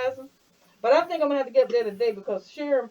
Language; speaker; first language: English; native; English